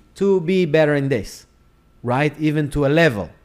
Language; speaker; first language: English; non-native, fluent; Hebrew